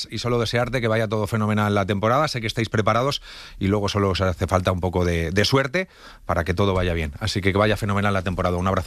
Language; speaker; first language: Spanish; native; Spanish